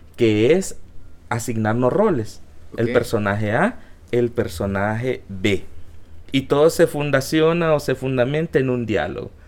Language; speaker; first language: Spanish; native; Spanish